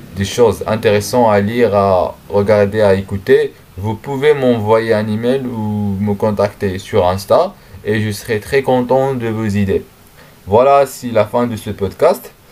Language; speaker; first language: French; non-native, learner; Arabic